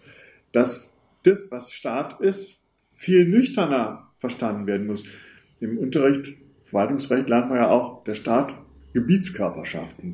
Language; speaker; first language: German; native; German